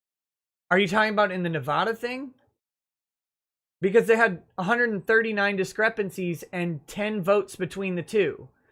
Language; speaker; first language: English; native; English